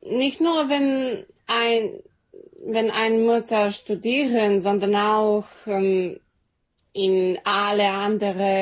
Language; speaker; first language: German; non-native, fluent; Serbian